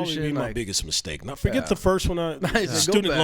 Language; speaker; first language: English; native; English